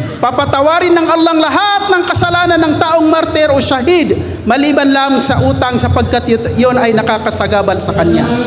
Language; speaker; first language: Filipino; non-native, local second language; Maguindanaon